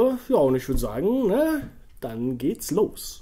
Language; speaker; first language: German; native; German